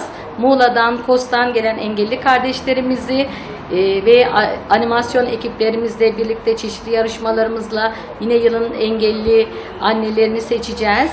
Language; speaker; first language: Turkish; native; Turkish